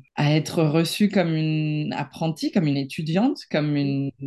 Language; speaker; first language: French; non-native, fluent; Spanish